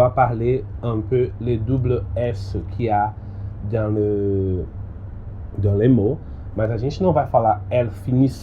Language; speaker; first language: French; non-native, learner; Portuguese